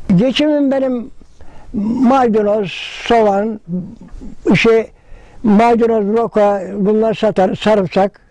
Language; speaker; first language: Turkish; native; Turkish